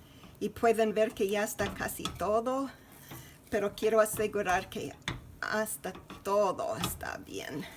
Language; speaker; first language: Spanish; non-native, learner; English